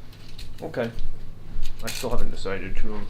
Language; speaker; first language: English; native; English